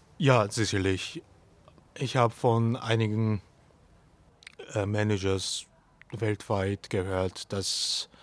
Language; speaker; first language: German; non-native, fluent; Korean